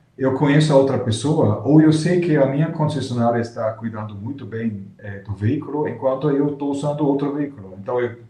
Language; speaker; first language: Portuguese; non-native, fluent; German